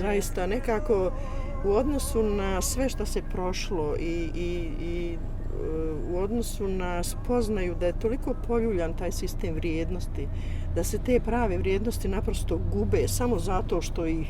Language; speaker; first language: Bosnian; native; Bosnian